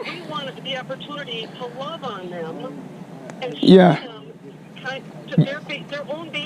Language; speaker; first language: English; native; English